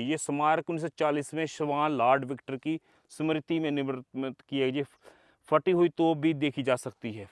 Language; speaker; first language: Hindi; non-native, local second language; Punjabi